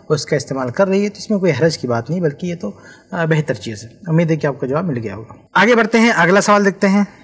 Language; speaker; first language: Hindi; native; Hindi